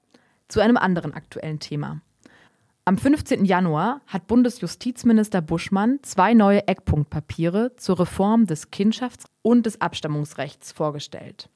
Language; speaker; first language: German; native; German